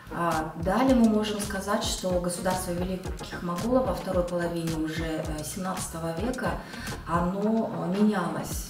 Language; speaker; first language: Russian; non-native, local second language; Kyrgyz